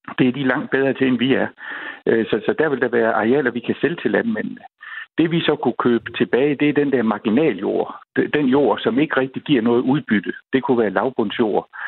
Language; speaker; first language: Danish; native; Danish